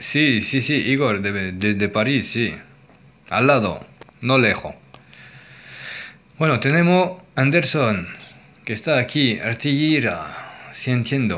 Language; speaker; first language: Spanish; non-native, learner; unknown